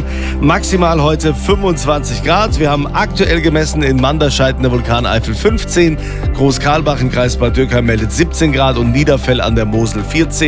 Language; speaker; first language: German; native; German